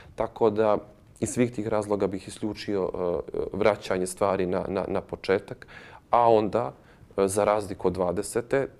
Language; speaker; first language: Bosnian; native; Bosnian